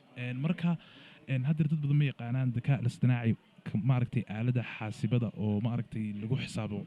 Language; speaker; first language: Somali; early bilingual, heritage; Somali